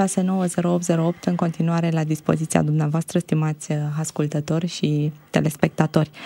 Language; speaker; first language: Romanian; native; Romanian